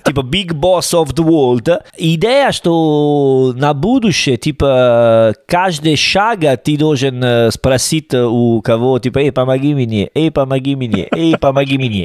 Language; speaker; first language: Russian; non-native, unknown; Italian